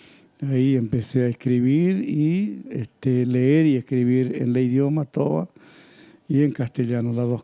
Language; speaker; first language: Spanish; non-native, local second language; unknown